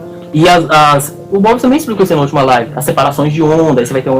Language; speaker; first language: Portuguese; native; Portuguese